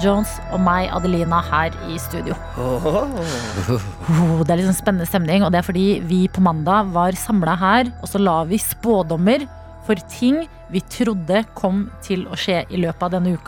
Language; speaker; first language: Norwegian; native; Norwegian